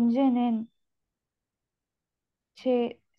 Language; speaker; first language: Korean; non-native, learner; Bangla